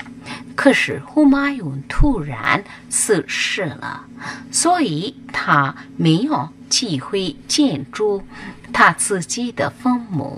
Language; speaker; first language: Chinese; non-native, fluent; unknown